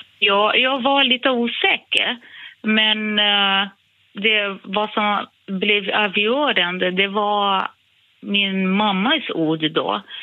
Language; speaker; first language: Swedish; non-native, fluent; Portuguese